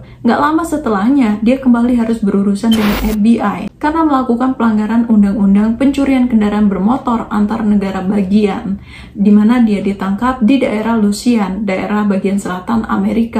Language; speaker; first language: Indonesian; native; Indonesian